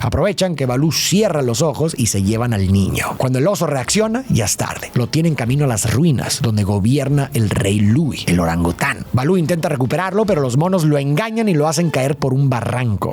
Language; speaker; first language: Spanish; native; Spanish